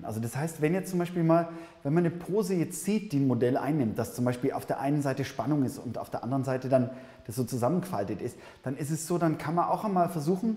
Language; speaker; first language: German; native; German